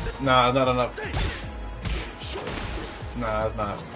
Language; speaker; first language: English; native; English